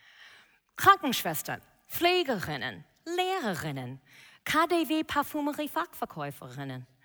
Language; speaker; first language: German; non-native, fluent; English